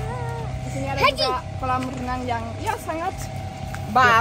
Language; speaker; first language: Indonesian; non-native, fluent; German